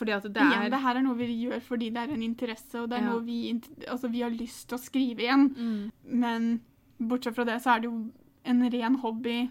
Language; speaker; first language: Norwegian; native; Norwegian